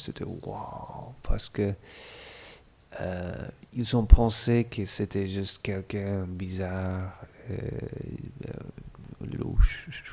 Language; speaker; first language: French; non-native, fluent; English